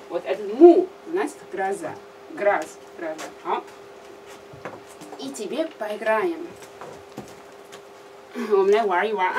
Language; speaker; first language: Russian; non-native, learner; Chinese